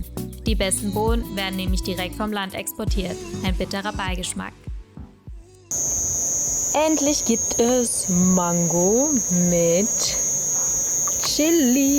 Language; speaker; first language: German; native; German